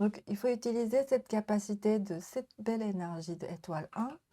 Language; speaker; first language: French; non-native, learner; Japanese